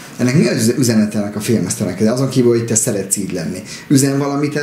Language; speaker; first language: Hungarian; native; Hungarian